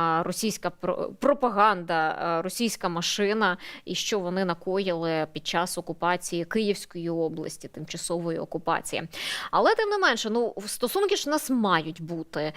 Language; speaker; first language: Ukrainian; native; Ukrainian